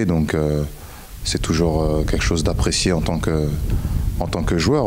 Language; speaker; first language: French; native; French